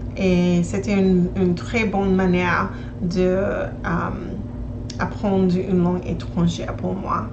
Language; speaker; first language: French; non-native, learner; English